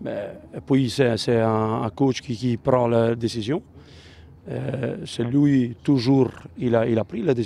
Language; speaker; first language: French; non-native, learner; Albanian